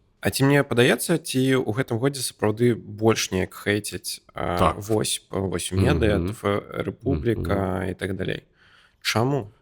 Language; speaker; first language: Belarusian; non-native, local second language; Russian